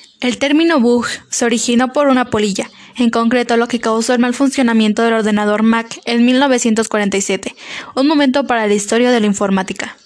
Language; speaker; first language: Spanish; native; Spanish